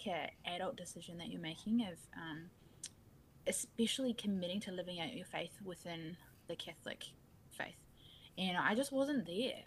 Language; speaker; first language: English; native; English